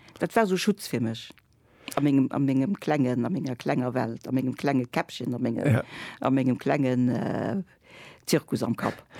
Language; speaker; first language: Luxembourgish; early bilingual, other home language; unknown